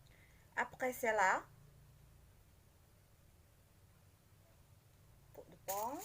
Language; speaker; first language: French; non-native, learner; Indonesian